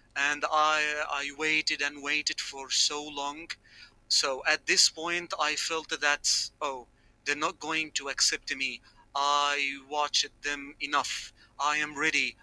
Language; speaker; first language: English; non-native, fluent; Arabic